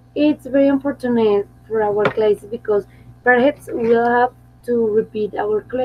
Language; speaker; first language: English; non-native, fluent; Spanish